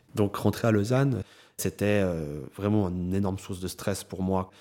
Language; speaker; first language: French; native; French